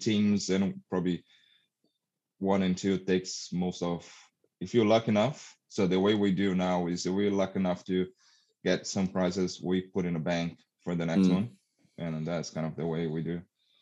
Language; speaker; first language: English; non-native, fluent; Portuguese